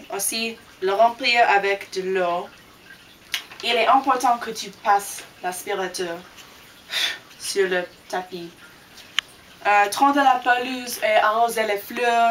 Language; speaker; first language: French; non-native, learner; English